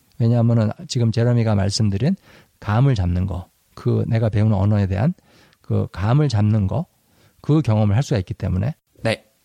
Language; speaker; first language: Korean; native; Korean